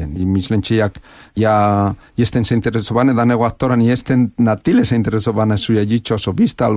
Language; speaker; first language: Polish; non-native, fluent; Spanish